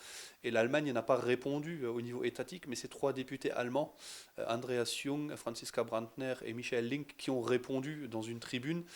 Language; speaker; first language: French; native; French